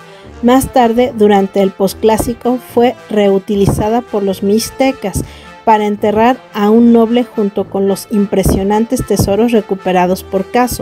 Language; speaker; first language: Spanish; native; Spanish